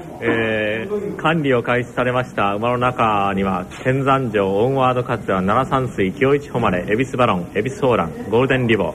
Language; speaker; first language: Japanese; native; Japanese